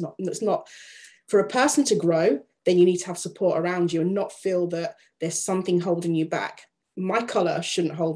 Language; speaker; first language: English; native; English